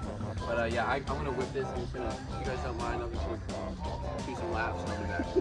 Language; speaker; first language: English; native; English